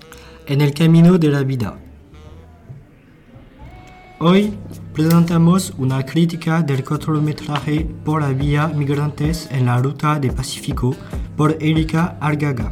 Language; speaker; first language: Spanish; non-native, learner; French